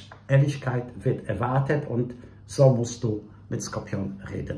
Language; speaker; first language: German; non-native, fluent; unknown